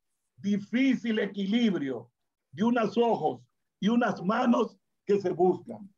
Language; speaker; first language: Spanish; native; Spanish